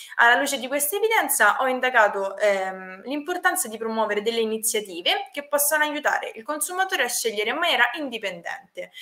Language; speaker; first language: Italian; native; Italian